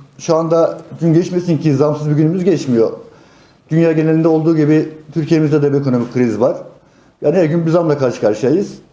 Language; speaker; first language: Turkish; native; Turkish